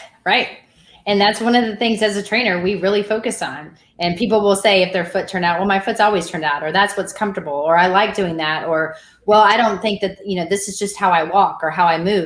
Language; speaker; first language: English; native; English